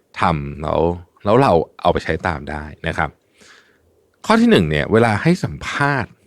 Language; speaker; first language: Thai; native; Thai